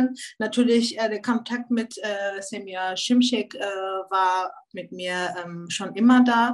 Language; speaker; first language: German; early bilingual, other home language; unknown